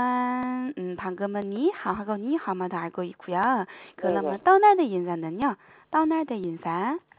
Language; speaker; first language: Korean; non-native, fluent; Chinese